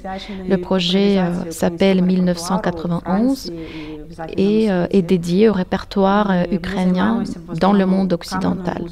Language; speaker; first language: French; non-native, fluent; Ukrainian